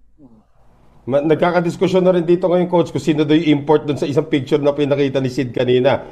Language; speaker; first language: Filipino; native; Filipino